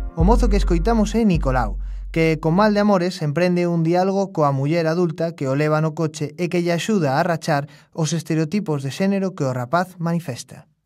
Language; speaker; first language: Galician; non-native, local second language; Spanish